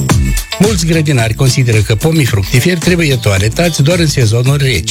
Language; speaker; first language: Romanian; native; Romanian